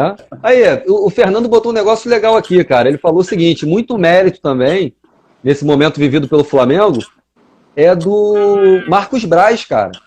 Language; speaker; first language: Portuguese; native; Portuguese